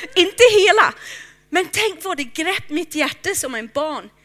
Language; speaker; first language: Swedish; non-native, fluent; English